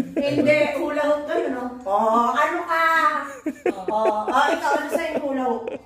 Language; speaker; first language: Filipino; native; Filipino